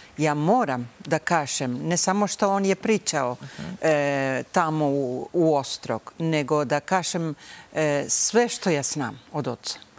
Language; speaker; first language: Bosnian; early bilingual, heritage; Bosnian